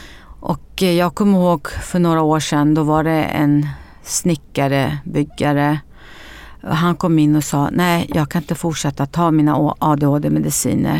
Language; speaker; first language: Swedish; early bilingual, other home language; Arabic